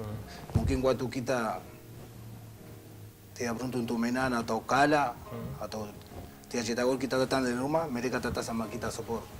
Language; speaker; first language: Indonesian; non-native, learner; Spanish